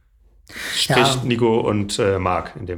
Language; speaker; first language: German; native; German